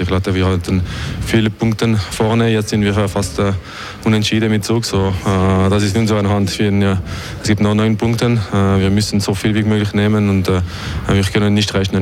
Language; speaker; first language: German; non-native, local second language; French